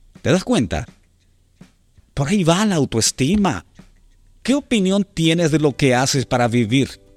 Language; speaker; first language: Spanish; native; Spanish